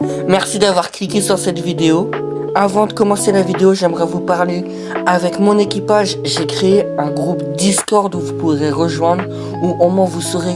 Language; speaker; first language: French; native; French